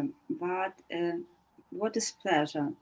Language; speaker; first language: English; non-native, learner; Ukrainian